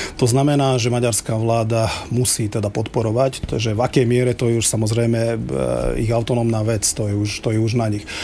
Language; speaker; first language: Slovak; non-native, local second language; Hungarian